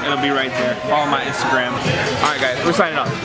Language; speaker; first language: English; native; English